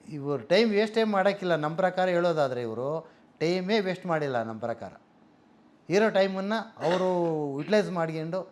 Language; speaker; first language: Kannada; native; Kannada